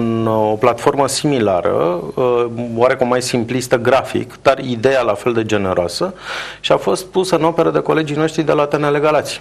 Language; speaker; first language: Romanian; native; Romanian